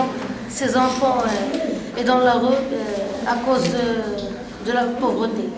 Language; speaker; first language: French; non-native, learner; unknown